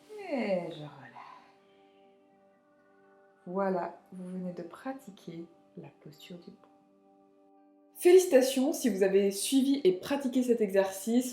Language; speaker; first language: French; native; French